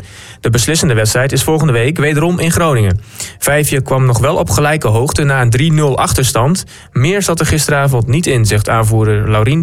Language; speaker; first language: Dutch; native; Dutch